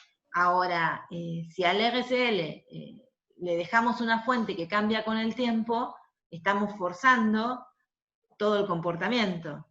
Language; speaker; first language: Spanish; native; Spanish